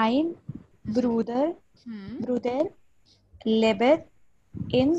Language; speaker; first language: German; non-native, learner; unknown